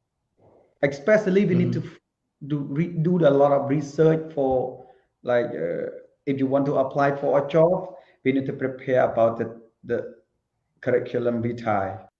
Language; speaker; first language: English; non-native, learner; Khmer